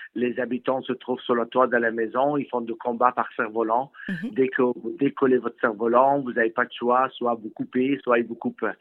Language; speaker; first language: French; non-native, fluent; Persian